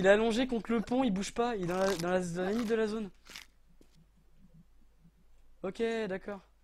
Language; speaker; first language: French; native; French